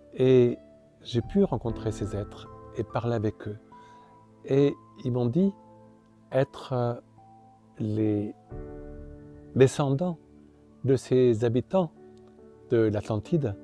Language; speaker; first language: French; native; French